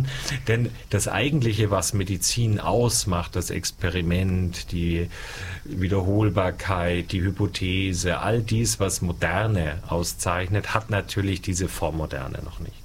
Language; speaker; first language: German; native; German